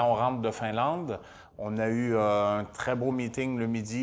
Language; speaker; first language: French; native; French